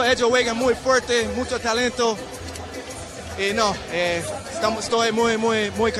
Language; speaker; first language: Spanish; non-native, learner; English